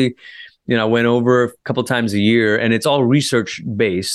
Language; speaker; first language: English; native; English